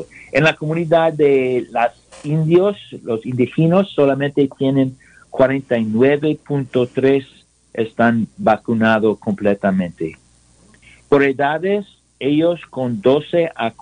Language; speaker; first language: Spanish; non-native, learner; English